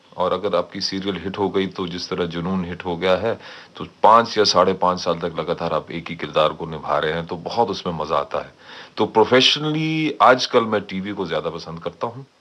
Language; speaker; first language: Hindi; non-native, local second language; English